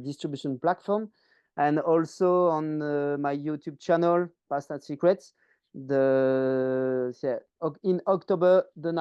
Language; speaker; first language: English; non-native, learner; French